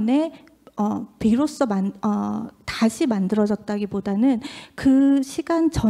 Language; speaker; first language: Korean; native; Korean